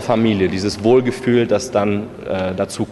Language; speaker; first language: German; non-native, fluent; Portuguese